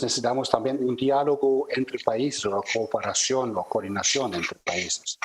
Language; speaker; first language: Spanish; non-native, fluent; German